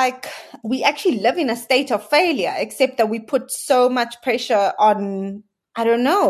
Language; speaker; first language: English; native; English